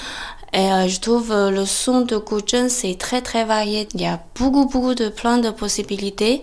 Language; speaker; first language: French; non-native, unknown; Chinese